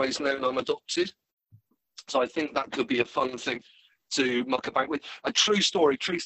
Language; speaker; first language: English; native; English